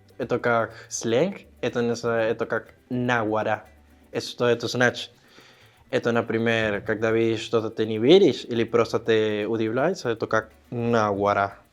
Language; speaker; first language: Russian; non-native, learner; Spanish